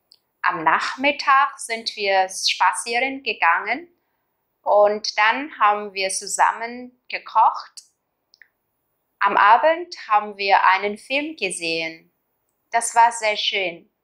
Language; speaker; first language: German; non-native, fluent; Vietnamese